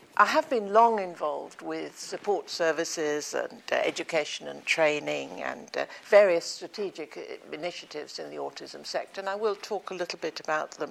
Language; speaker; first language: English; native; English